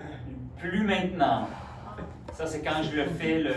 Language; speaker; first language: French; native; French